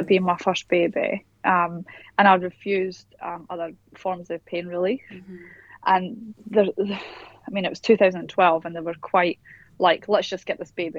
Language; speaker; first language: English; native; English